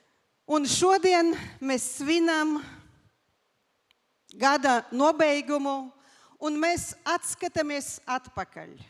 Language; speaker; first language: Latvian; non-native, local second language; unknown